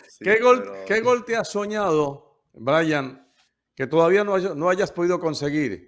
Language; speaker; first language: Spanish; native; Spanish